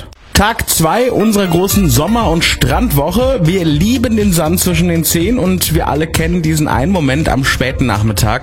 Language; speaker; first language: German; native; German